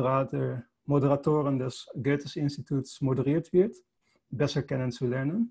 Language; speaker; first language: German; non-native, fluent; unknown